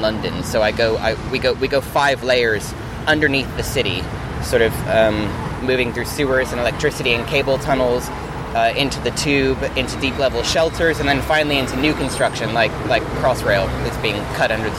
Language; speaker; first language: English; native; English